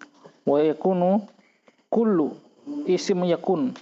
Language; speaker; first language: Arabic; non-native, fluent; Indonesian